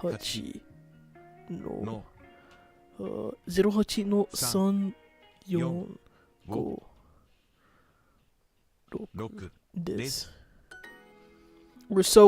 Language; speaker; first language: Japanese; non-native, learner; English